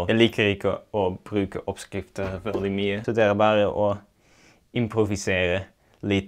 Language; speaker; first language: Norwegian; non-native, learner; Dutch